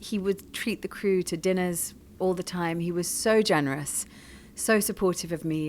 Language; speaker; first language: English; native; English